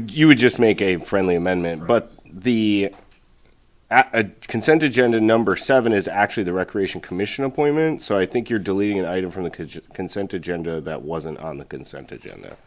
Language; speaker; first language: English; native; English